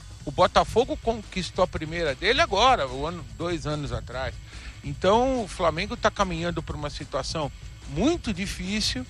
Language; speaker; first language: Portuguese; native; Portuguese